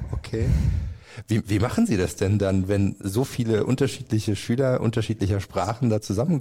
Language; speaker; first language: German; native; German